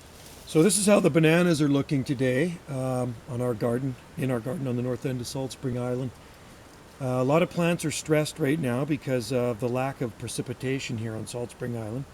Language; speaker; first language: English; native; English